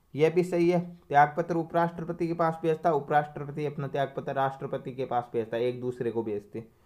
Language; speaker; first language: Hindi; native; Hindi